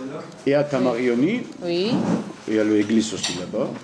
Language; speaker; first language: French; non-native, learner; Georgian